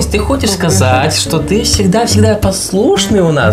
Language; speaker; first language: Russian; native; Russian